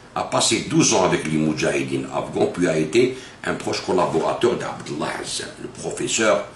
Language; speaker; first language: French; non-native, local second language; Arabic